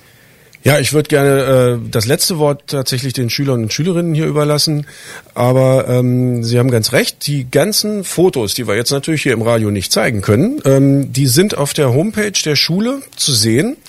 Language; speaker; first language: German; native; German